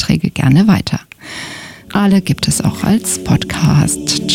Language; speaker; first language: German; native; German